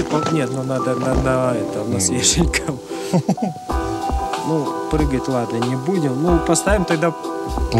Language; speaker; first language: Russian; native; Russian